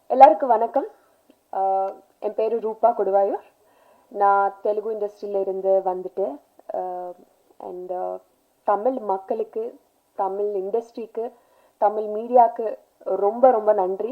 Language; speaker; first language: Tamil; non-native, learner; Telugu